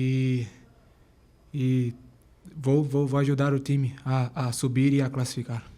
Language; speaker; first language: Spanish; non-native, learner; Portuguese